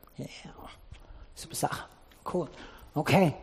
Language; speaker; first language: German; non-native, fluent; English